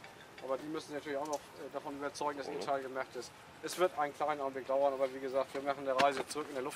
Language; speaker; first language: German; native; German